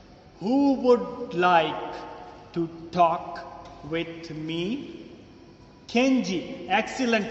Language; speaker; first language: English; non-native, fluent; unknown